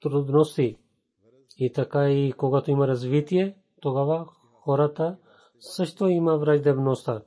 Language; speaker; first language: Bulgarian; non-native, learner; Urdu